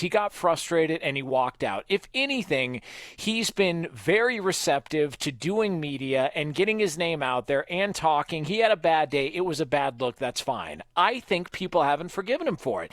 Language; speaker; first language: English; native; English